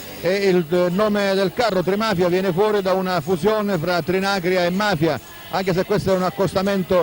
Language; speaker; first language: Italian; native; Italian